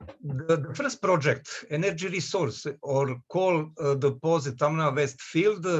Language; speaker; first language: English; non-native, learner; Serbian